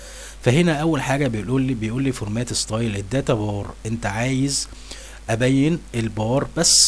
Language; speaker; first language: Arabic; native; Arabic